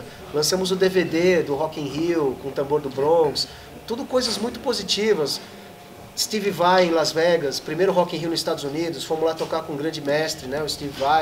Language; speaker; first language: Portuguese; native; Portuguese